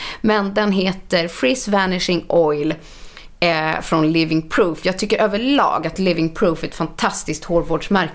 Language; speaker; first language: Swedish; native; Swedish